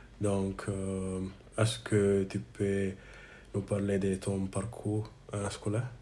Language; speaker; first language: French; non-native, learner; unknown